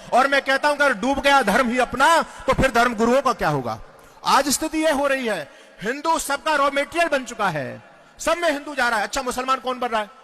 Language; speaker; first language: Hindi; native; Hindi